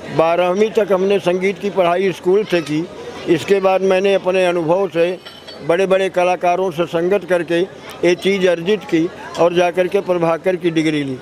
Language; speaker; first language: Hindi; native; Hindi